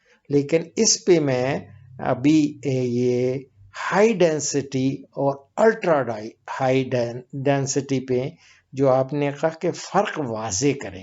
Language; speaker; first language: Urdu; native; Urdu